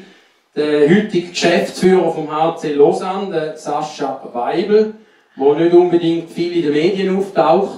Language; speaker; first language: German; native; German